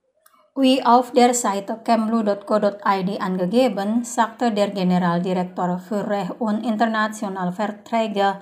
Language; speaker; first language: German; non-native, fluent; Indonesian